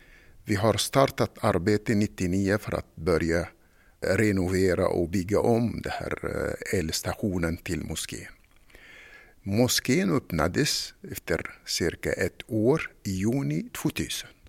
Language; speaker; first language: Swedish; non-native, fluent; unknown